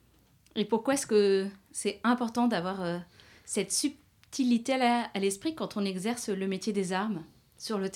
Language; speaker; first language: French; native; French